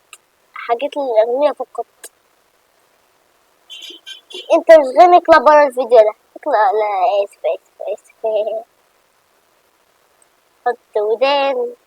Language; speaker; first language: Arabic; native; Arabic